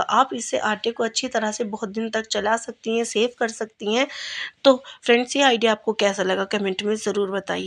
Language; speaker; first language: Hindi; native; Hindi